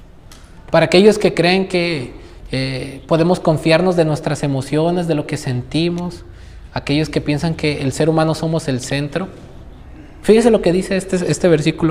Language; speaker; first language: Spanish; native; Spanish